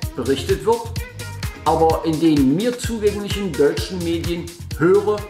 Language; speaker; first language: German; native; German